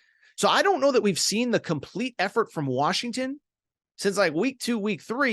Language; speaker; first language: English; native; English